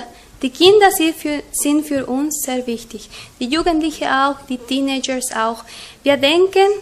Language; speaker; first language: German; non-native, learner; Spanish